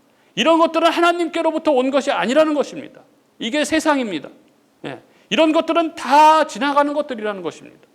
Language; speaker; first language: Korean; native; Korean